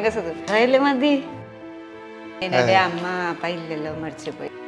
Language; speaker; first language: Malayalam; non-native, learner; Nepali